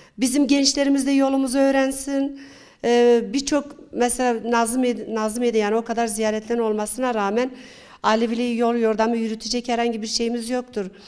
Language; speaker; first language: Turkish; non-native, local second language; Zaza